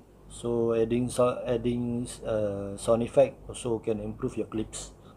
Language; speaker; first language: English; non-native, local second language; Malay